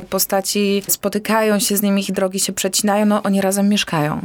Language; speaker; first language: Polish; native; Polish